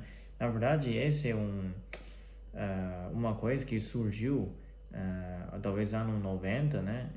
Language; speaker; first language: Portuguese; non-native, fluent; Chinese